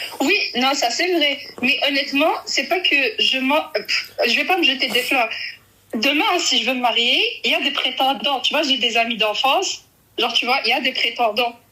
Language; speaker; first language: French; early bilingual, other home language; Arabic